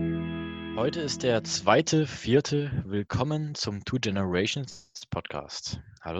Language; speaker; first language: German; native; German